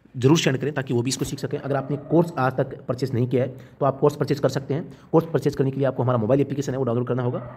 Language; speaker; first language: Hindi; native; Hindi